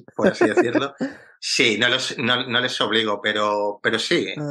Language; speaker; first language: Spanish; native; Spanish